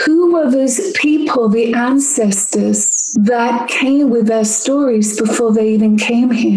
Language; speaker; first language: English; native; English